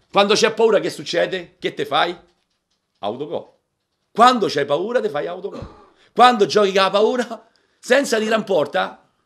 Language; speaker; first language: Italian; native; Italian